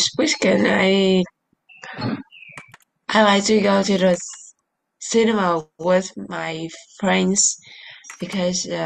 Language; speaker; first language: English; non-native, learner; Vietnamese